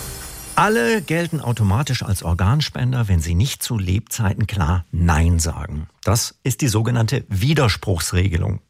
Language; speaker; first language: German; native; German